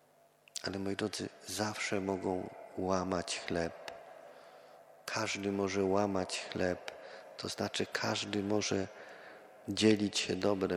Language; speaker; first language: Polish; native; Polish